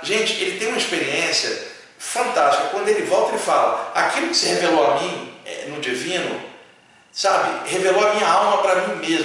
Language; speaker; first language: Portuguese; native; Portuguese